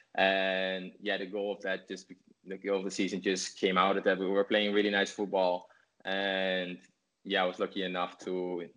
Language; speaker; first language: English; non-native, fluent; Dutch